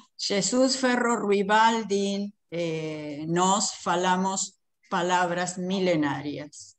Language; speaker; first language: Galician; non-native, learner; Spanish